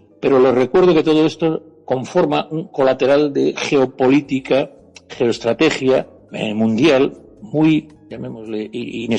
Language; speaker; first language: Spanish; native; Spanish